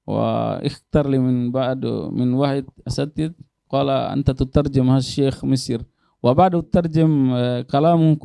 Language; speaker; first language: Arabic; non-native, learner; Tetum